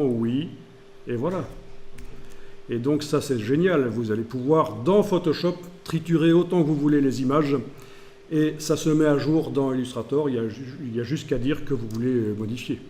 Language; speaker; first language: French; native; French